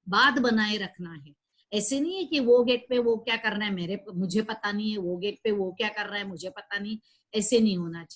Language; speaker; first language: Hindi; non-native, local second language; Marathi